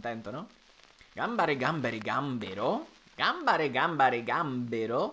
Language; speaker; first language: Italian; native; Italian